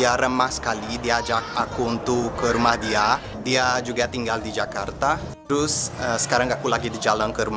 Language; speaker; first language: Indonesian; non-native, fluent; Portuguese